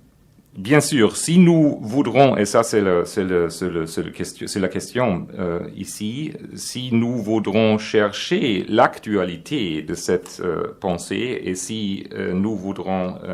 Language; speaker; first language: French; non-native, fluent; German